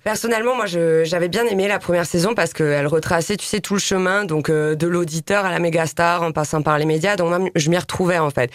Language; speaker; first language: French; native; French